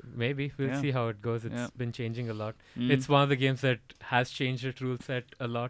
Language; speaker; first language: English; non-native, local second language; Odia